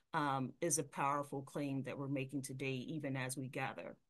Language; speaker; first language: English; native; English